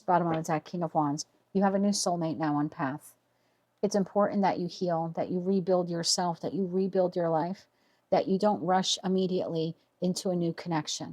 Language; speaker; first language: English; native; English